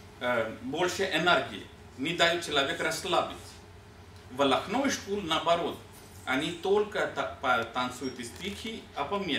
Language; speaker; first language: Russian; non-native, learner; Hindi